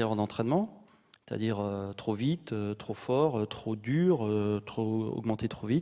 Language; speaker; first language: French; native; French